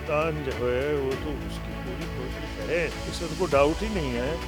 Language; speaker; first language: Urdu; native; Urdu